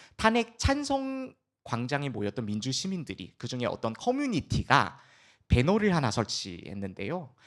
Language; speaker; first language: Korean; early bilingual, heritage; Korean